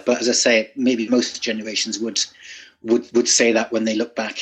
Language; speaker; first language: English; native; English